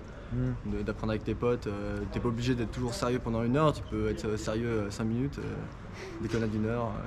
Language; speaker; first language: French; native; French